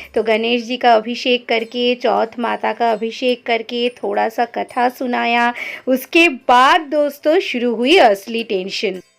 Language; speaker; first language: Hindi; non-native, local second language; Bangla